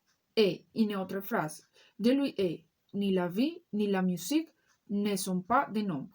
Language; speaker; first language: French; non-native, learner; Spanish